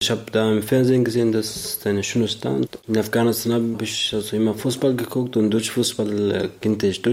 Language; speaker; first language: German; non-native, learner; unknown